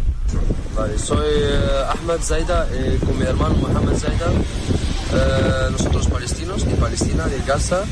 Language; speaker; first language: Spanish; non-native, learner; Arabic